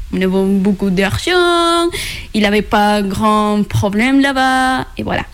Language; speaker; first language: French; non-native, learner; Spanish